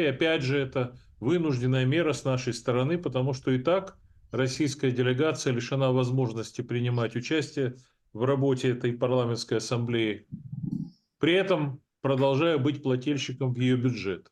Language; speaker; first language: Russian; native; Russian